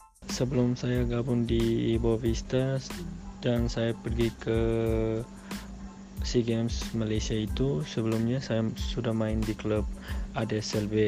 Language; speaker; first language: Indonesian; non-native, local second language; Tetum